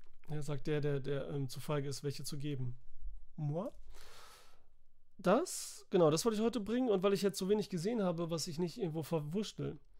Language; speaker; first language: German; native; German